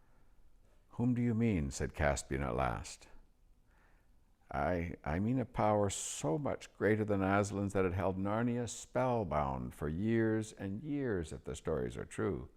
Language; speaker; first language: English; native; English